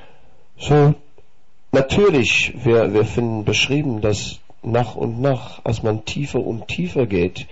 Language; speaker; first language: German; non-native, fluent; Dutch